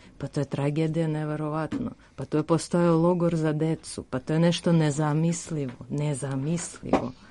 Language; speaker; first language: Serbian; non-native, fluent; Russian